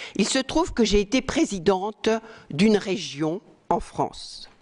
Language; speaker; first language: French; native; French